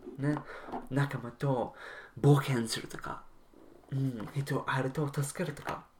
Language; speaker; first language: Japanese; non-native, learner; English